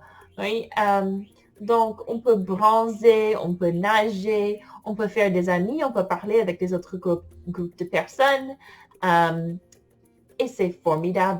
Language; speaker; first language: French; non-native, fluent; English